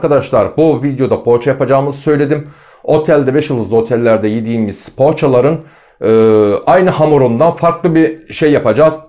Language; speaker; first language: Turkish; native; Turkish